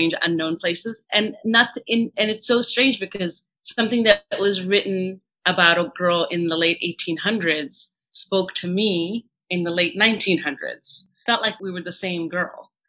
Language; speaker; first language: English; early bilingual, other home language; Telugu